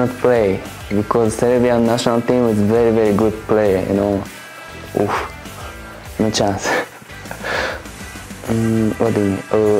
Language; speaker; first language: English; non-native, learner; Japanese